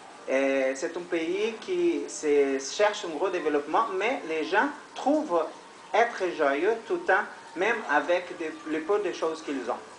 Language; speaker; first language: French; non-native, learner; Portuguese